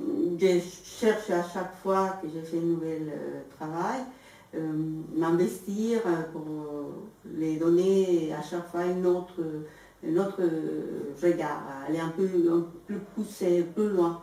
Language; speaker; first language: French; non-native, fluent; Spanish